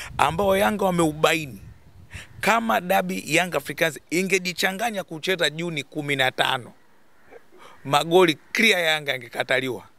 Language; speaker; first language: Swahili; native; Swahili